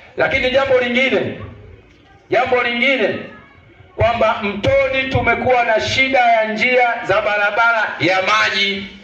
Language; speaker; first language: Swahili; native; Swahili